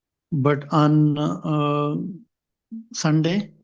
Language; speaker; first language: English; non-native, learner; Hindi